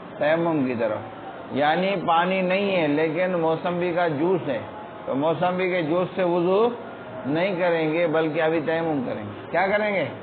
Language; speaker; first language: Urdu; non-native, local second language; Sindhi